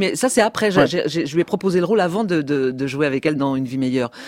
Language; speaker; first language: French; native; French